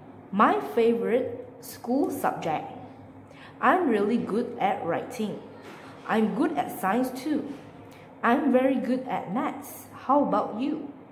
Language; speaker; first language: English; non-native, local second language; Chinese